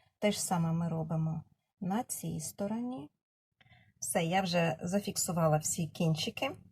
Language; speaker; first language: Ukrainian; non-native, local second language; Russian